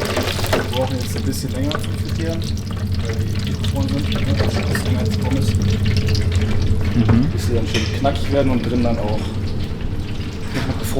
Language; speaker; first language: German; native; German